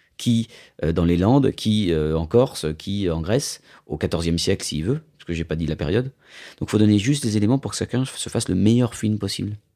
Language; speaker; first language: French; native; French